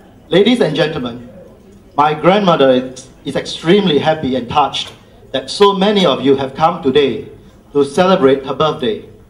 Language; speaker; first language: English; non-native, local second language; Min Nan Chinese